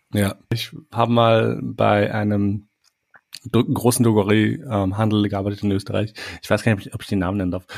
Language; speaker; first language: German; early bilingual, other home language; Albanian